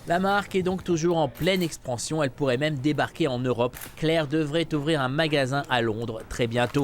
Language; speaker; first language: French; native; French